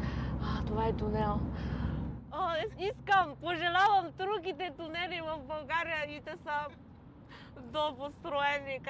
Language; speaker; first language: Bulgarian; non-native, learner; Chinese